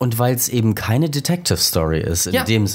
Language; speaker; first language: German; native; German